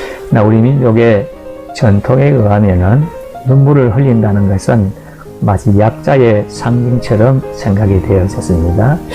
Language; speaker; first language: Korean; native; Korean